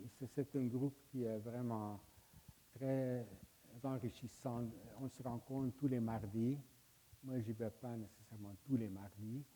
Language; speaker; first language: French; non-native, fluent; Hungarian